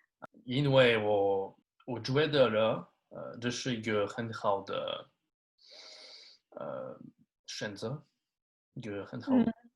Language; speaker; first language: Chinese; non-native, learner; French